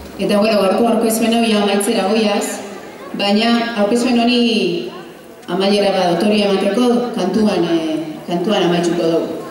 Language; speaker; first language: Basque; native; Basque